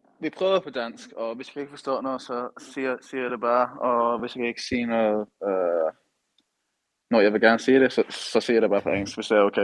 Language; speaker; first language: Danish; early bilingual, heritage; English